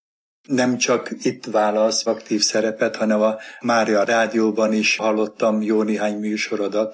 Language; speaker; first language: Hungarian; native; Hungarian